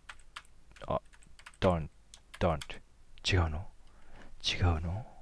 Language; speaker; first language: Japanese; native; Japanese